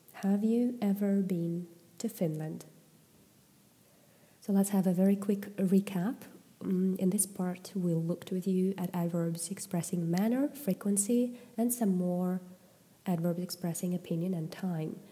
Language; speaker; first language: English; non-native, fluent; Russian